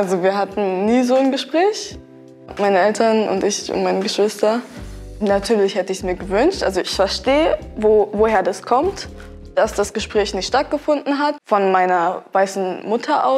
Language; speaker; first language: German; native; German